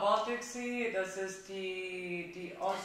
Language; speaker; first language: German; non-native, fluent; Italian